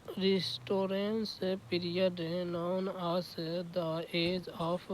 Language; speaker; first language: English; non-native, local second language; Hindi